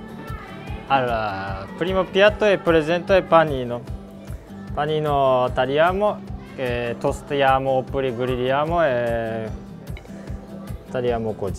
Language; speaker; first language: Italian; non-native, learner; Japanese